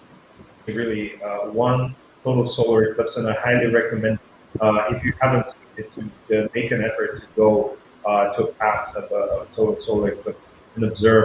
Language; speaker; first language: English; non-native, fluent; Bulgarian